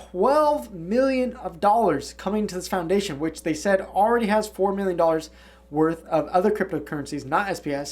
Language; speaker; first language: English; native; English